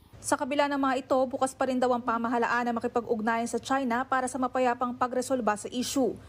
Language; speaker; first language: Filipino; native; Filipino